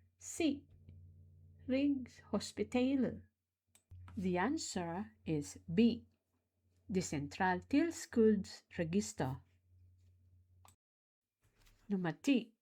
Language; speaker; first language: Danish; non-native, fluent; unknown